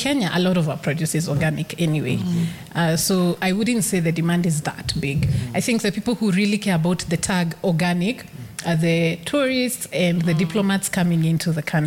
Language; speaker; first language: English; non-native, local second language; Kikuyu